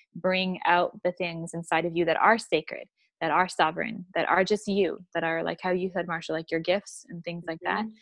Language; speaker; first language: English; native; English